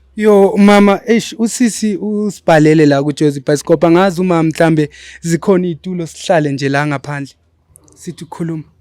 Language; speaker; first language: Zulu; non-native, local second language; Xhosa